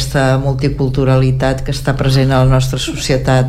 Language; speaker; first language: Catalan; native; Catalan